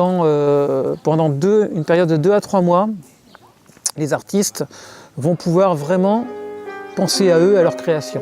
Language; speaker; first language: French; native; French